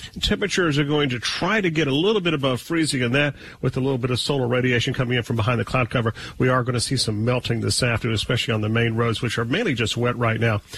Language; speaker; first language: English; native; English